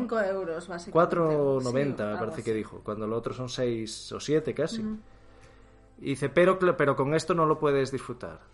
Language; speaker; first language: Spanish; native; Spanish